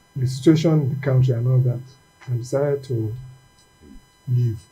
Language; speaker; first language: English; non-native, local second language; Yoruba